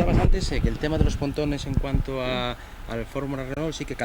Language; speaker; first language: Spanish; native; Spanish